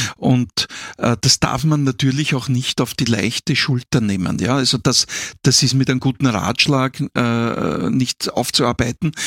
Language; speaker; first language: German; native; German